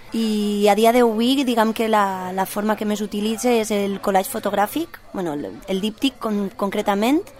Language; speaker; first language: Catalan; native; Catalan